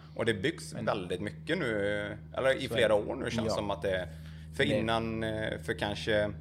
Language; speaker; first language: Swedish; native; Swedish